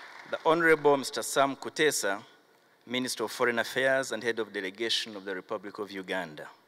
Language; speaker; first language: English; non-native, local second language; Kinyarwanda